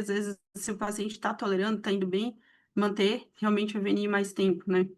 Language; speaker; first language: Portuguese; native; Portuguese